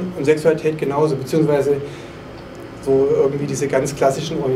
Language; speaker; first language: German; native; German